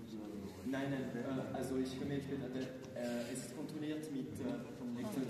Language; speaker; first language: German; non-native, learner; French